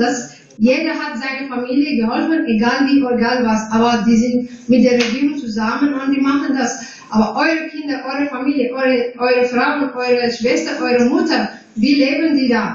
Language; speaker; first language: German; non-native, fluent; Tigrinya